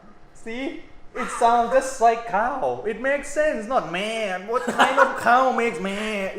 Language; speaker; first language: English; non-native, fluent; Thai